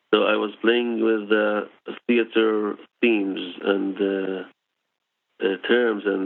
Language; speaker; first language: English; non-native, fluent; Hebrew